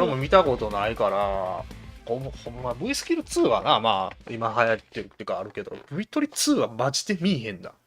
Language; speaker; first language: Japanese; native; Japanese